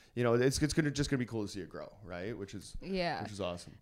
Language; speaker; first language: English; native; English